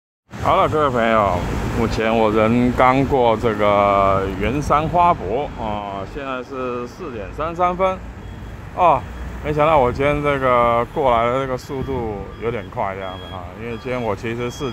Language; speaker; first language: Chinese; native; Chinese